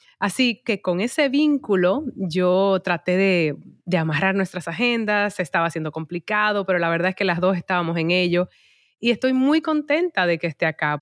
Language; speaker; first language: Spanish; native; Spanish